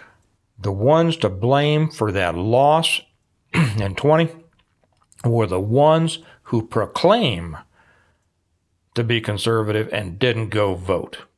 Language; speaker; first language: English; native; English